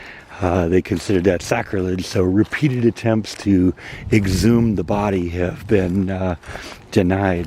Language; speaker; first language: English; native; English